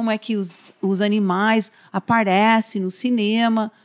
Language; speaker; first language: Portuguese; non-native, fluent; English